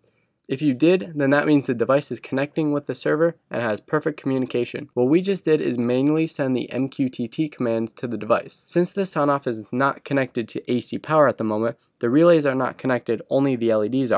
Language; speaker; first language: English; native; English